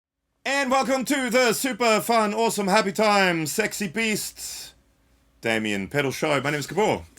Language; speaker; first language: English; native; English